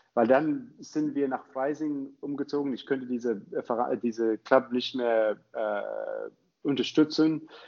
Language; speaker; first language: German; non-native, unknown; English